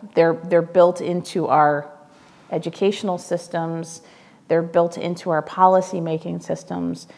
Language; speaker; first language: English; native; English